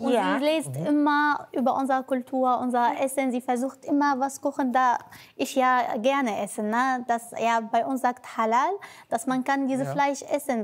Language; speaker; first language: German; non-native, learner; Arabic